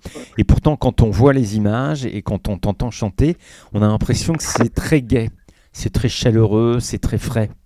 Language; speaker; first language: French; native; French